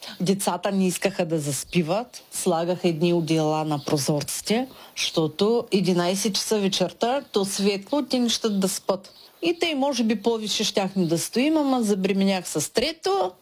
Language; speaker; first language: Bulgarian; non-native, fluent; Russian